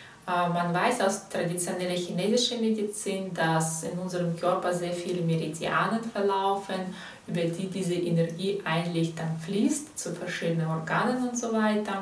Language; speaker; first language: German; non-native, fluent; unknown